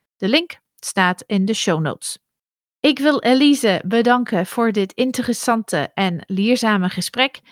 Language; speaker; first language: Dutch; non-native, fluent; English